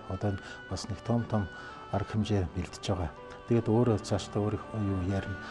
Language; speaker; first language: Mongolian; non-native, fluent; Russian